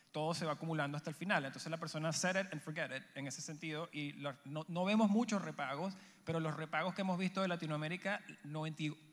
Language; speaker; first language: Spanish; native; Spanish